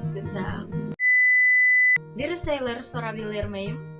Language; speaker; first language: Turkish; non-native, learner; Indonesian